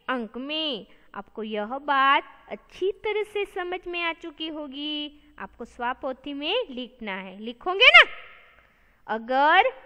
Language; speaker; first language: Hindi; non-native, local second language; Gujarati